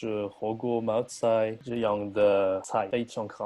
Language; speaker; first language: Chinese; non-native, learner; French